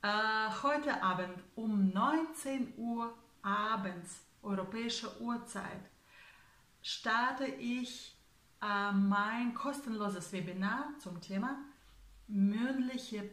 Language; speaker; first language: German; non-native, fluent; Russian